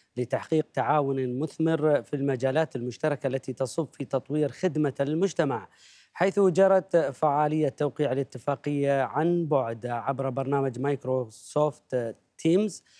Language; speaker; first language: Arabic; native; Arabic